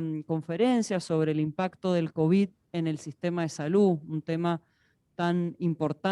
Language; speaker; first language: Spanish; native; Spanish